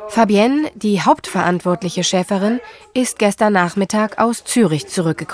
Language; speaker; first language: German; native; German